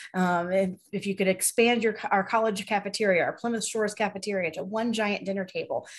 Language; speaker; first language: English; native; English